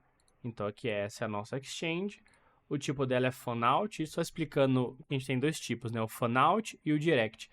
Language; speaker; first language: Portuguese; native; Portuguese